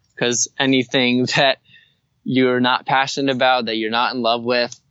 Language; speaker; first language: English; native; English